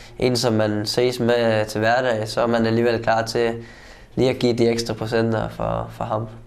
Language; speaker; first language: Danish; native; Danish